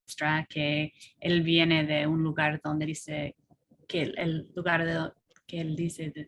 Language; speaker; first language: Spanish; non-native, fluent; English